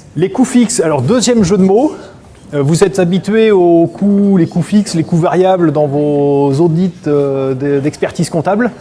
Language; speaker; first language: French; native; French